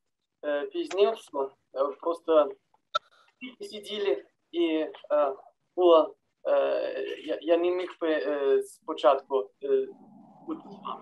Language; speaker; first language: Ukrainian; non-native, learner; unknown